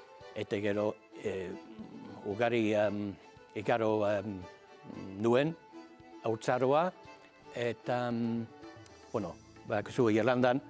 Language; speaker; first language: Basque; non-native, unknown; English